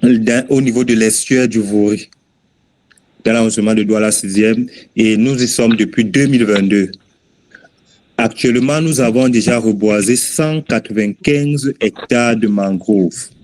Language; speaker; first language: French; native; French